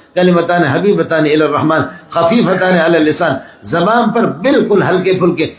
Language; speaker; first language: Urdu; non-native, local second language; Baluchi